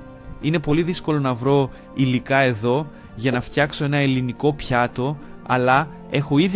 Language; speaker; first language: Greek; non-native, learner; Portuguese